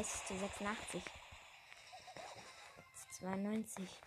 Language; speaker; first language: German; native; German